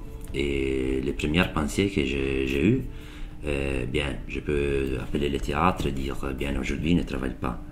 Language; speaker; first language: French; non-native, learner; Italian